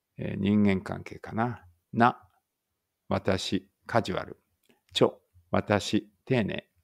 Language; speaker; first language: Japanese; native; Japanese